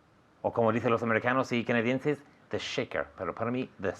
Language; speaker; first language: Spanish; non-native, fluent; English